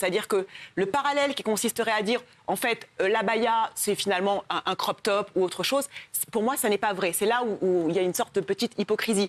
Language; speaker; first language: French; native; French